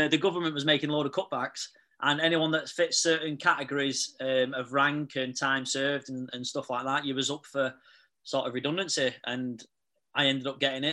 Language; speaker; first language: English; native; English